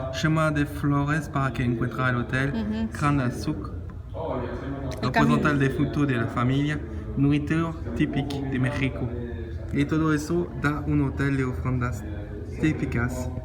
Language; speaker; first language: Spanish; non-native, learner; French